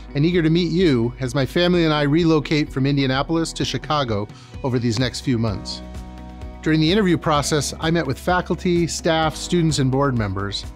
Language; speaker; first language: English; native; English